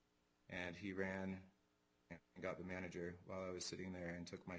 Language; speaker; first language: English; native; English